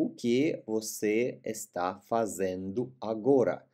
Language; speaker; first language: Portuguese; non-native, fluent; Russian